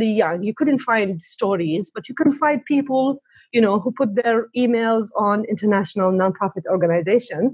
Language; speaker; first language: English; native; English